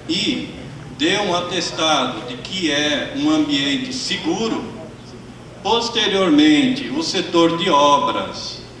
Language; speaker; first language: Portuguese; native; Portuguese